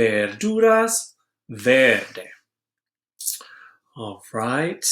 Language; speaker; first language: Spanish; non-native, fluent; English